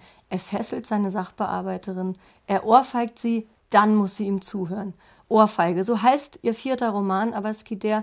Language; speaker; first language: German; native; German